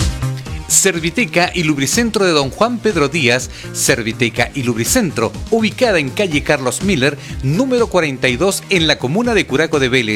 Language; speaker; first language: Spanish; native; Spanish